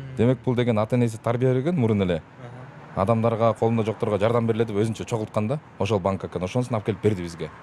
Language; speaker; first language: Kyrgyz; native; Kyrgyz